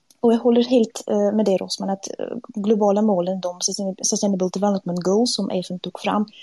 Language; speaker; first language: Swedish; non-native, fluent; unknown